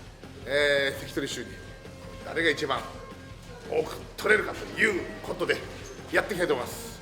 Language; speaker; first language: Japanese; native; Japanese